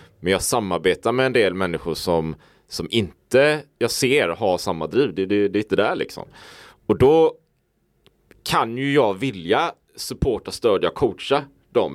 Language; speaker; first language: Swedish; native; Swedish